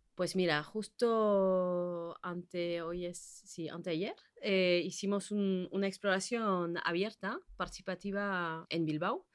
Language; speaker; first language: Spanish; non-native, fluent; Basque